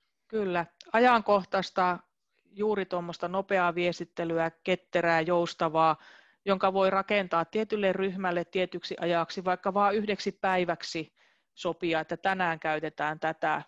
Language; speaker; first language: Finnish; native; Finnish